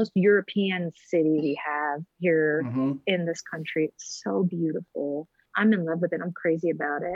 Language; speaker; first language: English; native; English